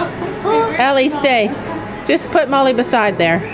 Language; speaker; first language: English; native; English